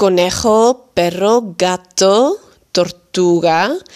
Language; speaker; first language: Spanish; non-native, fluent; Dutch